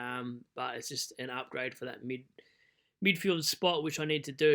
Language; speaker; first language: English; native; English